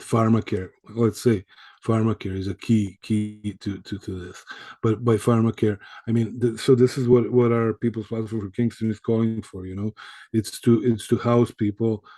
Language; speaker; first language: English; early bilingual, other home language; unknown